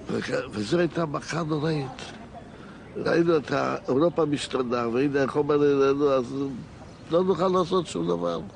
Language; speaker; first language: Hebrew; non-native, fluent; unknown